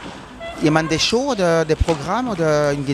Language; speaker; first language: German; non-native, learner; French